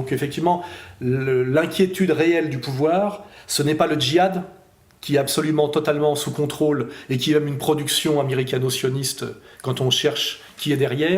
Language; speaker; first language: French; native; French